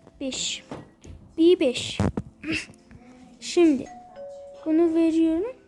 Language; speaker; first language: Turkish; early bilingual, heritage; Turkish